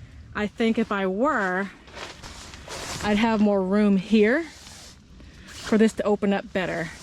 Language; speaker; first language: English; native; English